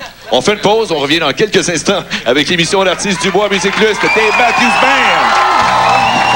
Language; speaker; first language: French; native; French